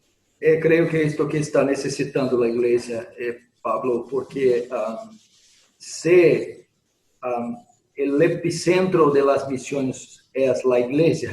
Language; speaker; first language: Spanish; non-native, fluent; Portuguese